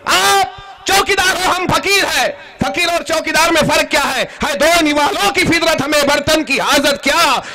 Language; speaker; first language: Hindi; non-native, local second language; Marathi